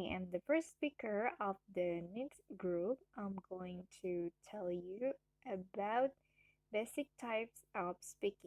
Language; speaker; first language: English; non-native, learner; Indonesian